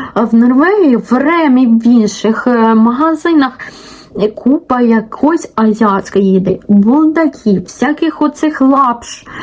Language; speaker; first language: Ukrainian; non-native, local second language; Russian